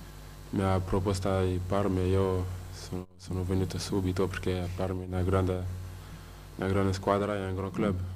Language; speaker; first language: Italian; non-native, fluent; French